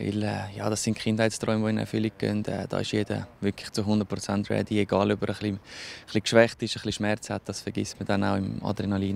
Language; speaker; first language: German; native; German